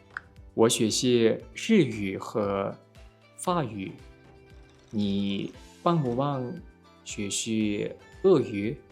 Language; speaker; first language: Chinese; non-native, learner; Kazakh